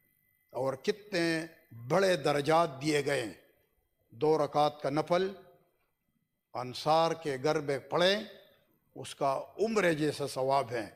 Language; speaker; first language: Urdu; non-native, local second language; Pashto